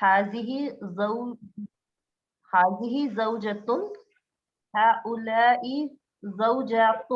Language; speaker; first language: Arabic; non-native, learner; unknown